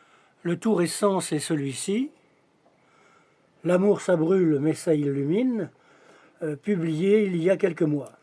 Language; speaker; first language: French; native; French